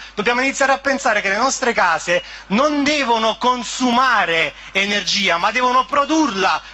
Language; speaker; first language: Italian; native; Italian